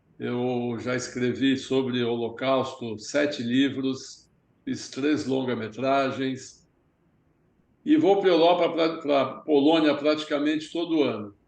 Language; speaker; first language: Portuguese; early bilingual, other home language; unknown